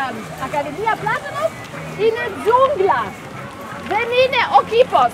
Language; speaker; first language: Greek; non-native, learner; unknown